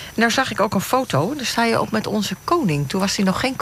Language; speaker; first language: Dutch; native; Dutch